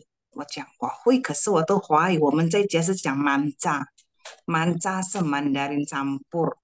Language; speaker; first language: Chinese; early bilingual, heritage; Chinese